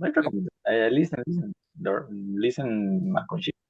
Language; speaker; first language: English; non-native, learner; Spanish